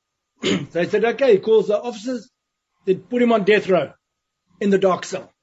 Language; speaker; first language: English; native; English